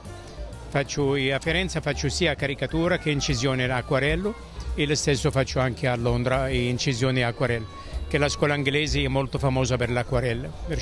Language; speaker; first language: Italian; non-native, fluent; Arabic